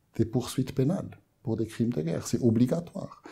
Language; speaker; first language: French; native; French